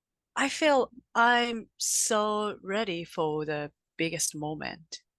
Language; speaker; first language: English; non-native, learner; Japanese